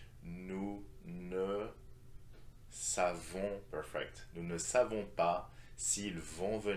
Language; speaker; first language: French; non-native, fluent; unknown